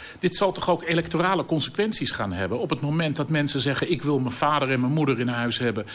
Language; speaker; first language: Dutch; native; Dutch